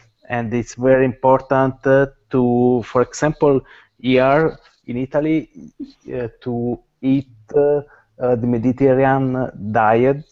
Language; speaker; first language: English; non-native, learner; Italian